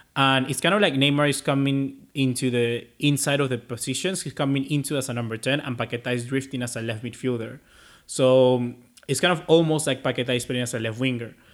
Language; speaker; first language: English; non-native, fluent; Spanish